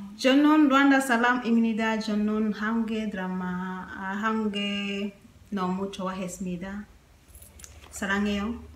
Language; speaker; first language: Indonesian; non-native, learner; Kinyarwanda